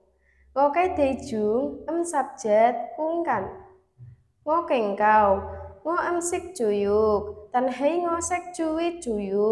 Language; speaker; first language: Cantonese; non-native, learner; Indonesian